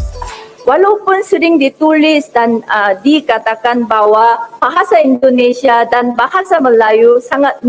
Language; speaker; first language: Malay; non-native, fluent; Korean